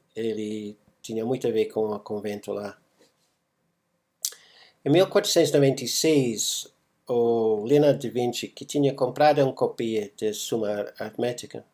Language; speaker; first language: Portuguese; non-native, fluent; English